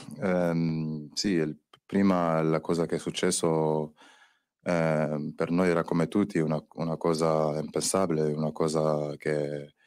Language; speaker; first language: Italian; non-native, fluent; French